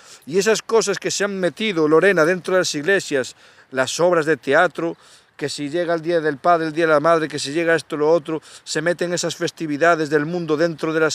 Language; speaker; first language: Spanish; native; Spanish